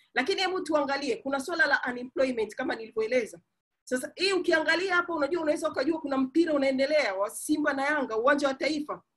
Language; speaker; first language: Swahili; native; Swahili